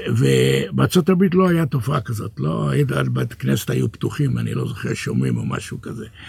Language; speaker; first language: Hebrew; early bilingual, other home language; English